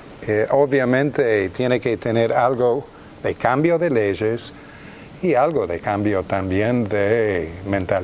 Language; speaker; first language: Spanish; non-native, fluent; English